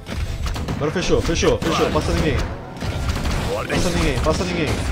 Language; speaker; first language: Portuguese; native; Portuguese